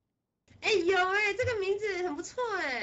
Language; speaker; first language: Chinese; native; Chinese